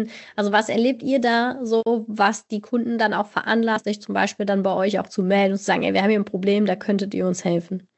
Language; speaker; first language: German; native; German